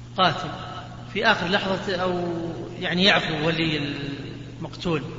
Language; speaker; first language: Arabic; native; Arabic